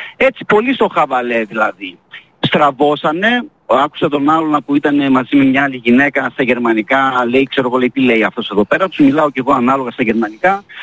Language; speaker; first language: Greek; early bilingual, heritage; Greek